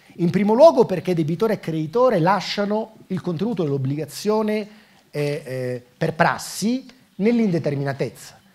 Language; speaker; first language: Italian; native; Italian